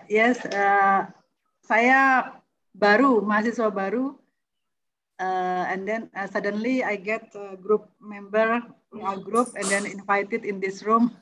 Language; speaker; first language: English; non-native, learner; Indonesian